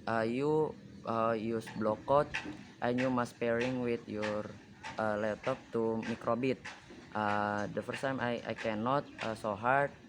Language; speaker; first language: English; non-native, learner; Indonesian